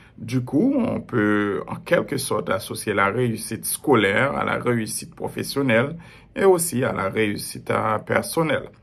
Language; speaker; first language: French; non-native, local second language; Haitian Creole